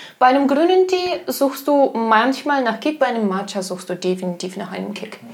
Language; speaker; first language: German; non-native, fluent; Russian